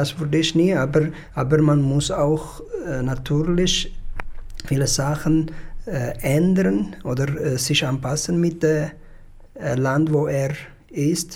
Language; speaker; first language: German; non-native, learner; Tigrinya